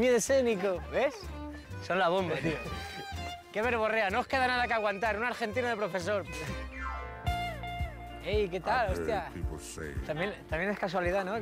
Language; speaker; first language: Spanish; native; Spanish